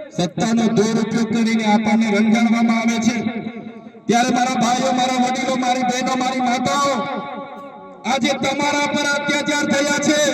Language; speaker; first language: Gujarati; non-native, local second language; Vasavi